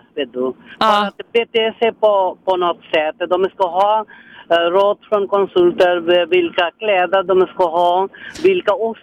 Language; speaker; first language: Swedish; non-native, fluent; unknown